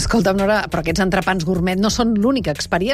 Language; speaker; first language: Catalan; native; Catalan